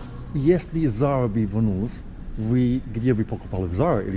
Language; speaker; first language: Russian; non-native, learner; English